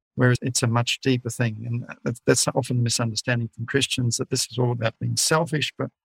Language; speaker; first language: English; native; English